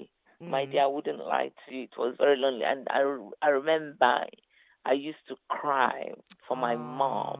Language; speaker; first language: English; non-native, local second language; Igbo